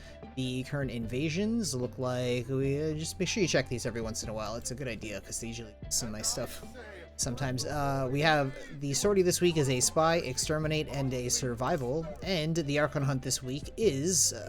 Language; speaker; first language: English; native; English